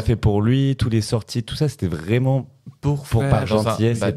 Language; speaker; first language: French; native; French